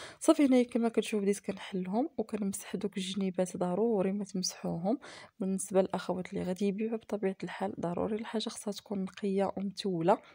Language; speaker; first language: Arabic; native; Arabic